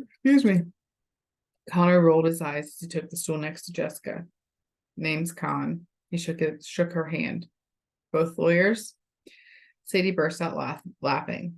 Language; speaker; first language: English; native; English